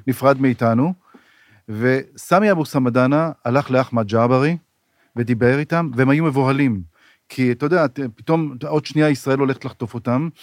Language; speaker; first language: Hebrew; native; Hebrew